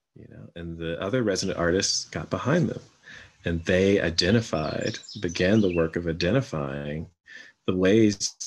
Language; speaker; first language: English; native; English